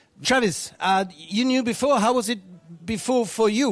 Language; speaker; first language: English; non-native, fluent; German